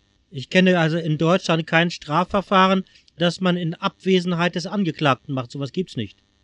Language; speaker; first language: German; native; German